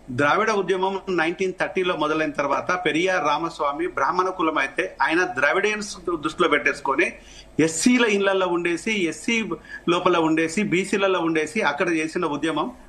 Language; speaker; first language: Telugu; native; Telugu